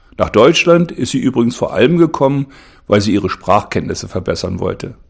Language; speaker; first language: German; native; German